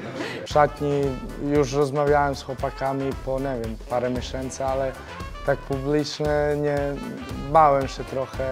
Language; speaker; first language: Polish; non-native, fluent; Serbian